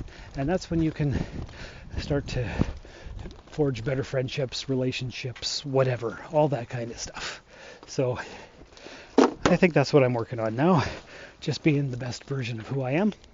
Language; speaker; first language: English; native; English